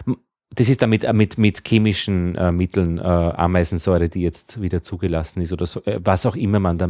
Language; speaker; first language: German; native; German